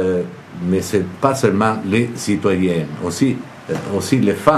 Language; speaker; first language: French; non-native, fluent; Italian